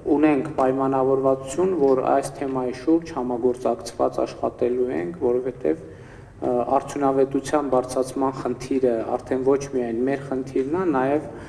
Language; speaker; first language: Armenian; native; Armenian